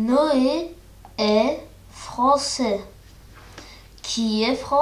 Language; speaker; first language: French; non-native, learner; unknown